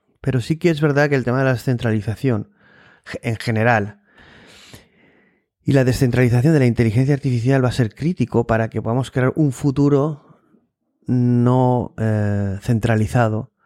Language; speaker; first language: Spanish; native; Spanish